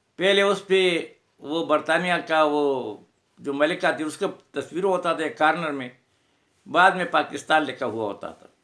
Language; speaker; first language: Urdu; non-native, local second language; Pashto